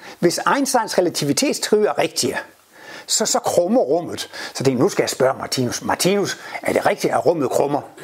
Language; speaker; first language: Danish; native; Danish